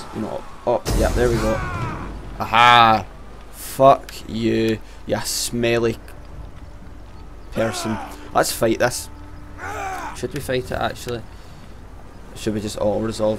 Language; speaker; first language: English; native; English